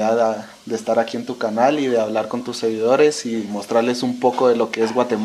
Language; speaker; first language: Spanish; native; Spanish